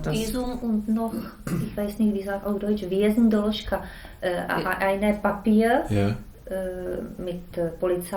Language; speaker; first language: German; non-native, learner; Czech